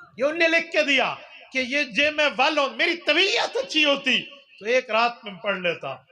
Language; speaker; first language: Urdu; non-native, local second language; Punjabi